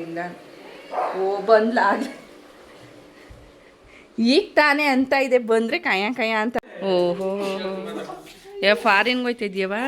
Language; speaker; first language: Kannada; native; Kannada